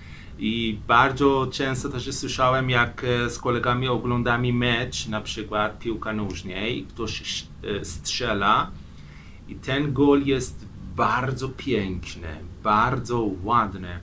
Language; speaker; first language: Polish; non-native, fluent; Persian